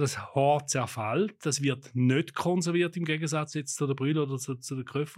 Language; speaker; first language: German; native; German